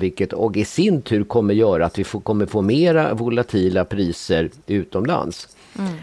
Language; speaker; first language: Swedish; native; Swedish